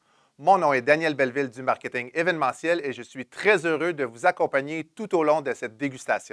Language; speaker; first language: French; native; French